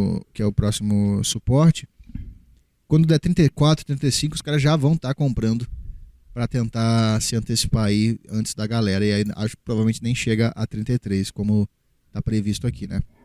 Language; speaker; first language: Portuguese; native; Portuguese